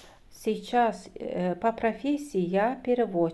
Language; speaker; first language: Russian; non-native, fluent; Azerbaijani